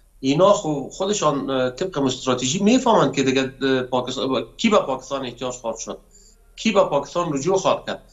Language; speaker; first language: Persian; non-native, local second language; Pashto